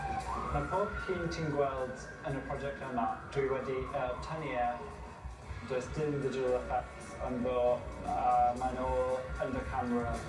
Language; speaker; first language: Welsh; non-native, local second language; English